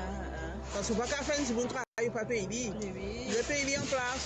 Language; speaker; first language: French; non-native, local second language; Morisyen